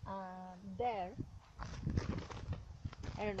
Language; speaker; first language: English; non-native, learner; Spanish